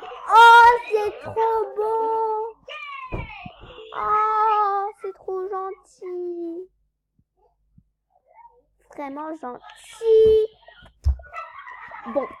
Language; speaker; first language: French; native; French